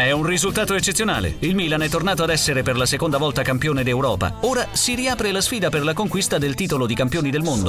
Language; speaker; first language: Italian; native; Italian